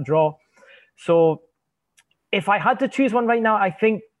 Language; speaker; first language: English; native; English